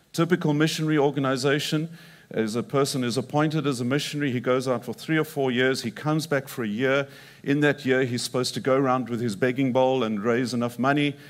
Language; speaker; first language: English; native; English